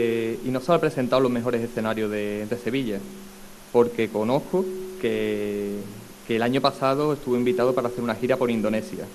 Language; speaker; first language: Spanish; native; Spanish